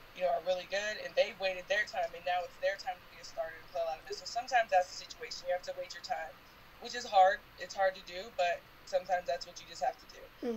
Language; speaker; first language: English; native; English